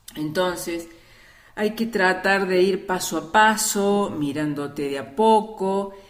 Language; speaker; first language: Spanish; native; Spanish